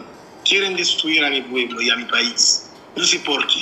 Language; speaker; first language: Spanish; non-native, fluent; Haitian Creole